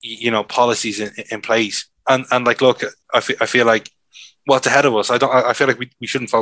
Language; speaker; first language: English; native; English